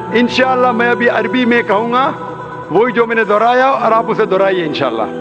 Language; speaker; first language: Urdu; non-native, local second language; Konkani